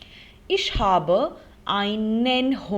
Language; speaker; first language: German; non-native, fluent; Hindi